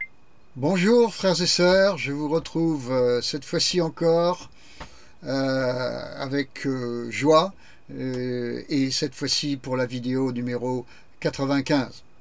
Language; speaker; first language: French; native; French